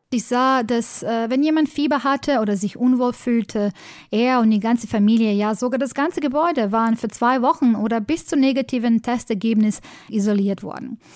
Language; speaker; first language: German; native; German